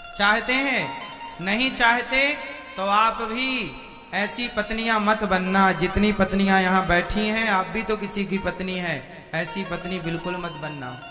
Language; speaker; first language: Hindi; native; Hindi